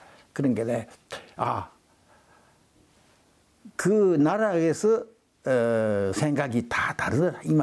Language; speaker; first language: Korean; early bilingual, heritage; Korean